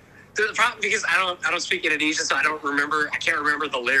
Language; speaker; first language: English; early bilingual, heritage; English